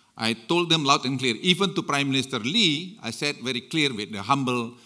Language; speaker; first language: English; non-native, fluent; Indonesian